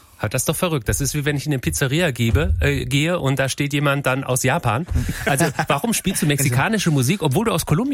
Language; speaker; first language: German; native; German